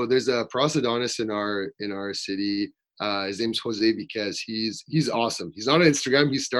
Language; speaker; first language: English; native; English